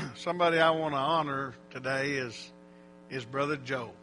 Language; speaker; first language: English; native; English